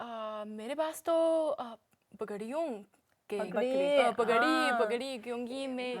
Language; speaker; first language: Hindi; non-native, learner; Chinese